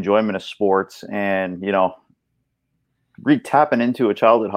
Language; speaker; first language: English; native; English